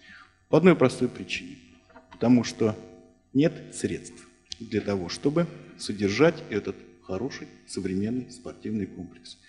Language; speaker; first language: Russian; native; Russian